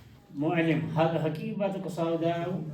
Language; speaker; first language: Arabic; non-native, learner; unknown